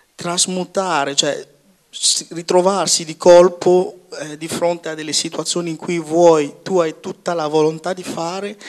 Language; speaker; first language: Italian; non-native, fluent; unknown